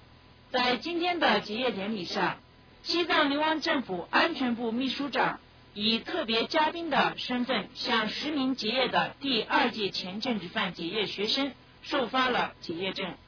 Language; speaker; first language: Chinese; native; Chinese